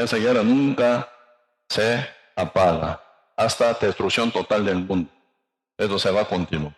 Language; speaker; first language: Spanish; non-native, learner; Korean